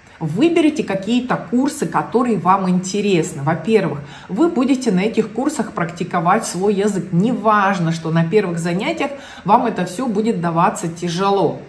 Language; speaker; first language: Russian; native; Russian